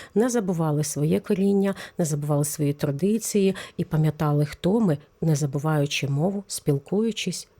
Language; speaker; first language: Ukrainian; native; Ukrainian